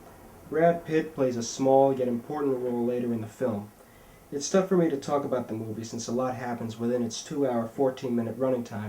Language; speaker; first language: English; native; English